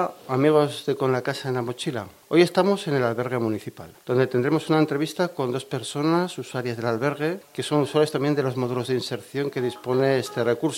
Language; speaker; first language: Spanish; native; Spanish